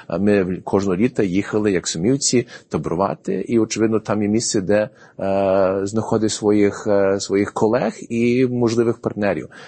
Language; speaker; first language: Ukrainian; early bilingual, heritage; Ukrainian